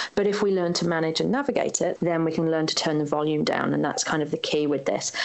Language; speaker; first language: English; native; English